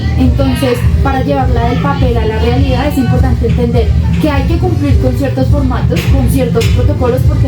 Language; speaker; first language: Spanish; native; Spanish